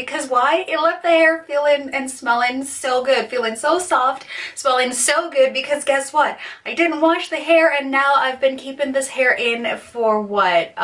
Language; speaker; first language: English; native; English